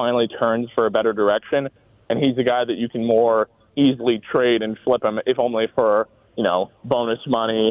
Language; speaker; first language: English; native; English